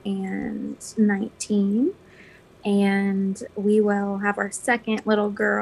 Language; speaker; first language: English; native; English